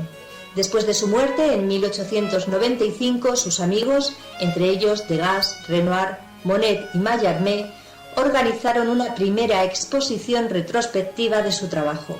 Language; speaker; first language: Spanish; native; Spanish